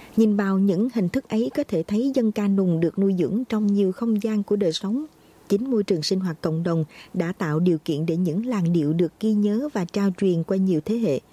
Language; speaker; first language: Vietnamese; native; Vietnamese